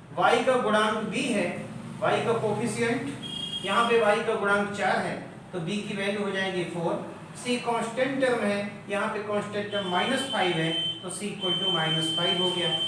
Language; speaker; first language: Hindi; native; Hindi